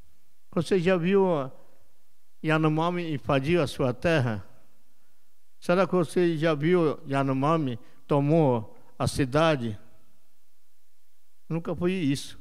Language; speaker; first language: Portuguese; non-native, local second language; Yanomámi